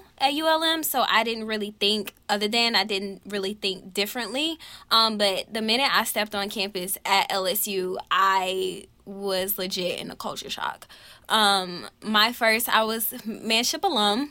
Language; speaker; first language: English; native; English